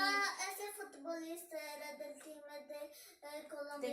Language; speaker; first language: Spanish; non-native, learner; Portuguese